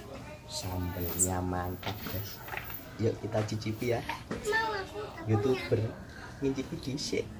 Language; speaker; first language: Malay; non-native, local second language; Javanese